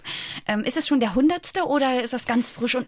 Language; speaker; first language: German; native; German